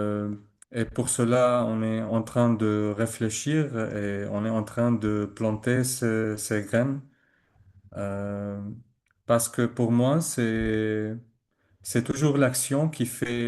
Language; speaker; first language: French; non-native, learner; Arabic